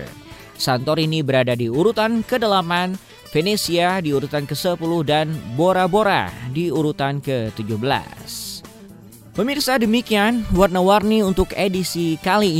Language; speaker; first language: Indonesian; native; Indonesian